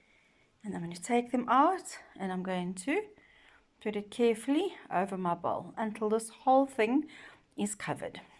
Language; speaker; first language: English; native; English